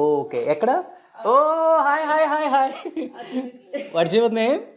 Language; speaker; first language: Telugu; native; Telugu